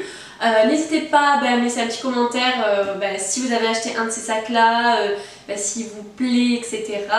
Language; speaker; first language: French; native; French